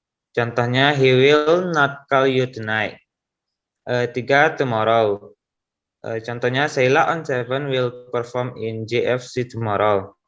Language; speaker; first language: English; non-native, learner; Indonesian